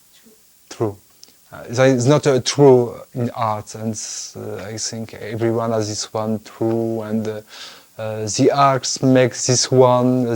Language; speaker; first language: English; non-native, fluent; French